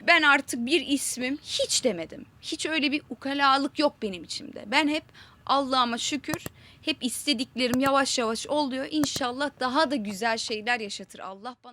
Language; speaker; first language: Turkish; early bilingual, heritage; Turkish